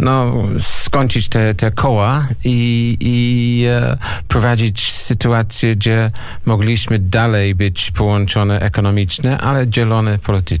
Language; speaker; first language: Polish; non-native, learner; English